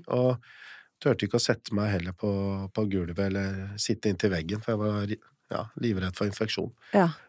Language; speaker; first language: Norwegian; early bilingual, other home language; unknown